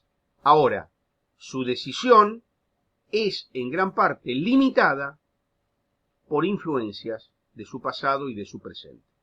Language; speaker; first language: Spanish; native; Spanish